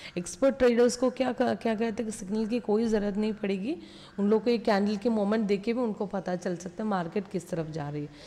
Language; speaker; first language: Hindi; non-native, local second language; Malayalam